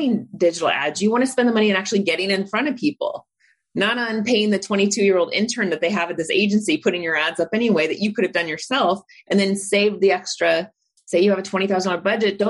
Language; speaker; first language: English; native; English